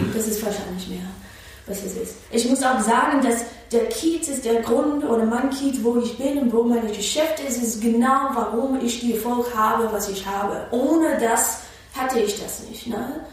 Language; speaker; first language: German; non-native, fluent; English